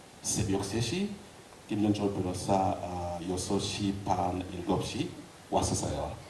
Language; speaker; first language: Korean; non-native, learner; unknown